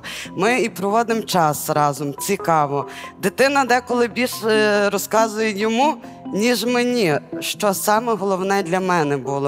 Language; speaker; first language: Ukrainian; native; Ukrainian